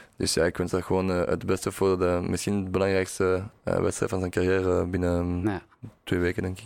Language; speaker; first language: Dutch; non-native, local second language; French